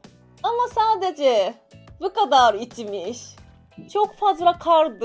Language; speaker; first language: Turkish; non-native, learner; Japanese